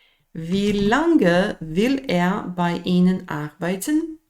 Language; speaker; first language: German; non-native, fluent; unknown